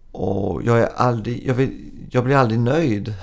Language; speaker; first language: Swedish; early bilingual, other home language; English